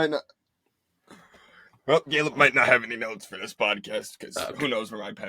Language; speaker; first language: English; native; English